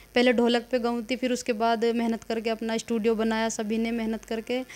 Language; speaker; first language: Hindi; native; Hindi